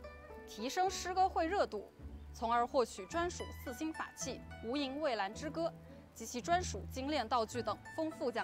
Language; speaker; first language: Chinese; native; Chinese